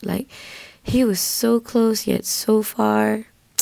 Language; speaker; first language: English; non-native, local second language; Malay